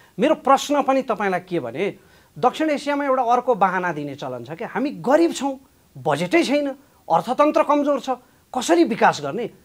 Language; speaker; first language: Nepali; native; Nepali